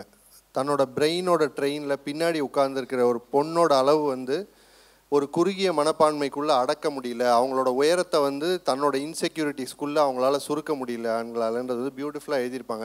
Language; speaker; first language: Tamil; native; Tamil